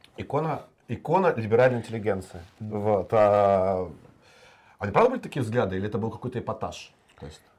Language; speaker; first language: Russian; native; Russian